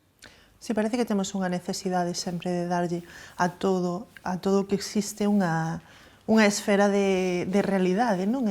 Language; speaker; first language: Galician; native; Galician